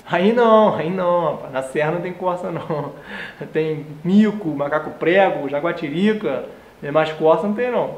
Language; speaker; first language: Portuguese; native; Portuguese